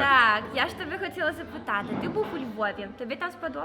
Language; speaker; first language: Ukrainian; non-native, local second language; Russian